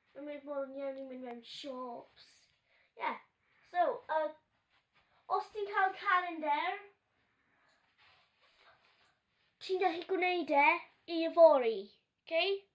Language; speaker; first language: Welsh; non-native, local second language; English